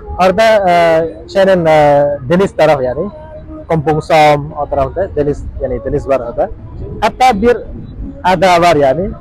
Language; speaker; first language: Turkish; non-native, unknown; Khmer